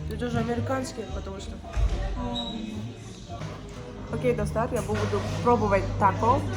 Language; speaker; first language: Russian; non-native, local second language; Kazakh